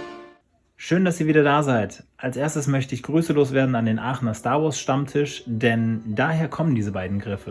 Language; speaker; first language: German; native; German